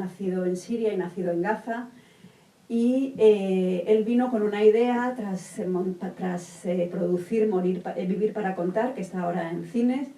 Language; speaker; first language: Spanish; native; Spanish